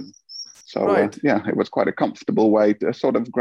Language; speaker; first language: English; native; English